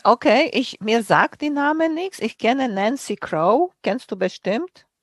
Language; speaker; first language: German; native; German